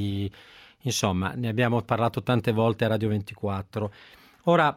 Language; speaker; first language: Italian; native; Italian